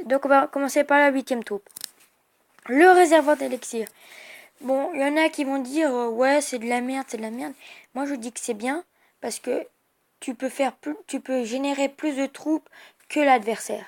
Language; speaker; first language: French; native; French